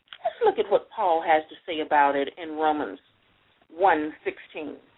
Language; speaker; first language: English; native; English